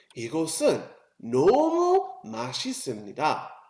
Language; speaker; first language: Korean; non-native, learner; English